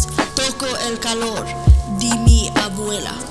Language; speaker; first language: Spanish; non-native, learner; English